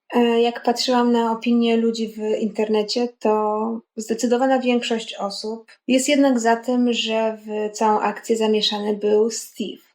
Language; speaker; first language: Polish; native; Polish